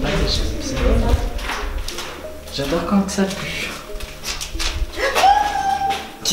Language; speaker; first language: French; native; French